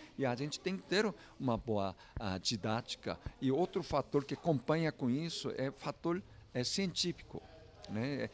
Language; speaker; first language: Portuguese; non-native, fluent; Korean